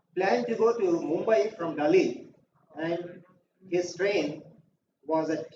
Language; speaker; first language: English; non-native, local second language; Hindi